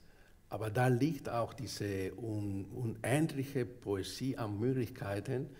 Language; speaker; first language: German; non-native, fluent; Spanish